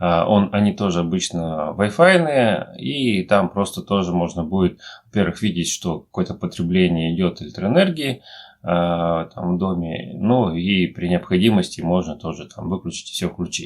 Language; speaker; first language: Russian; native; Russian